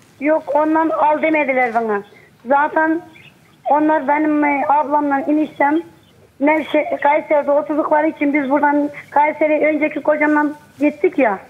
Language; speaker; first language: Turkish; non-native, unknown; Arabic